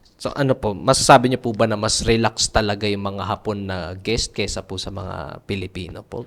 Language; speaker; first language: Filipino; native; Filipino